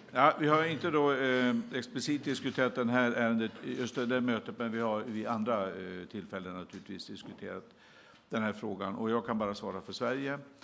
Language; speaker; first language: Swedish; native; Swedish